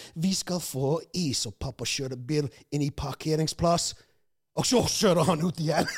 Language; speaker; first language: Norwegian; non-native, fluent; English